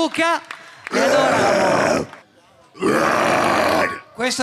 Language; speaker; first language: Italian; native; Italian